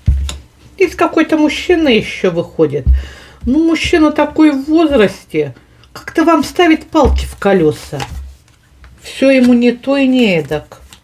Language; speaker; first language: Russian; native; Russian